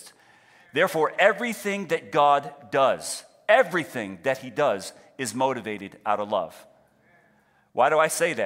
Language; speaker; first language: English; native; English